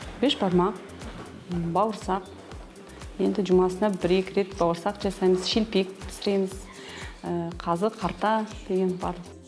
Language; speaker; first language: Kazakh; non-native, local second language; Russian